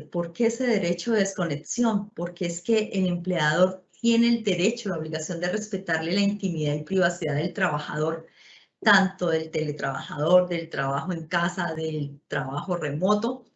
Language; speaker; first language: Spanish; native; Spanish